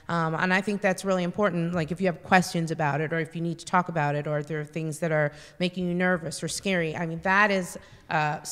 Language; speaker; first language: English; native; English